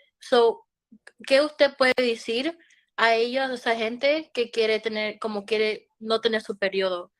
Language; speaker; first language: Spanish; early bilingual, heritage; Spanish